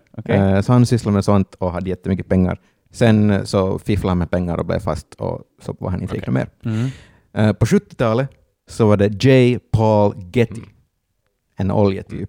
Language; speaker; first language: Swedish; native; Swedish